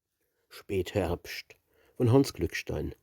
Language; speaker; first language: German; native; German